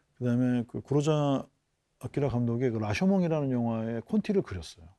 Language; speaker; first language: Korean; native; Korean